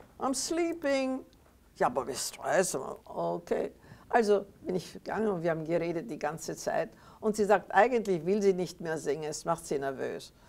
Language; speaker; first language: German; native; German